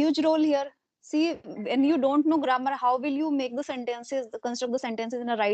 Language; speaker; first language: English; non-native, local second language; Hindi